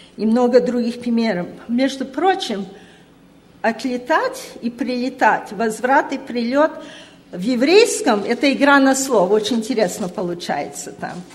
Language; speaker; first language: Russian; early bilingual, heritage; Russian